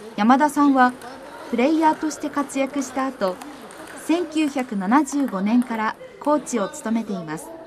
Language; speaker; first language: Japanese; native; Japanese